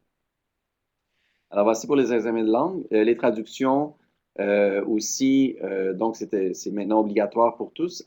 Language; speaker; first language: French; native; French